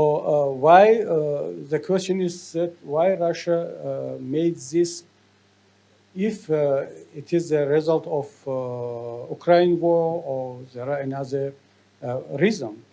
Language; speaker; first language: English; non-native, learner; Tajik